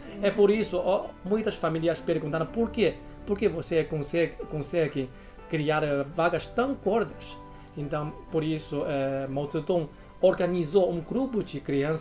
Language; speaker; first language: Portuguese; non-native, fluent; Chinese